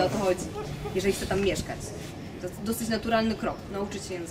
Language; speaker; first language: Polish; native; Polish